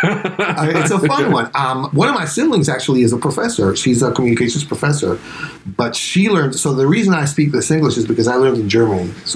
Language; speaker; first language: English; non-native, fluent; Spanish